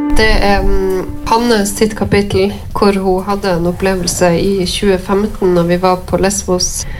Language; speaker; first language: Norwegian; native; Norwegian